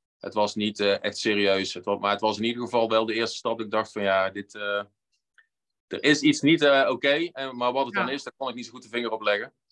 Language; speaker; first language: Dutch; native; Dutch